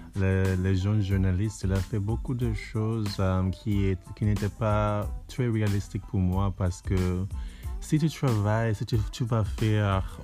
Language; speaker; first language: French; non-native, learner; English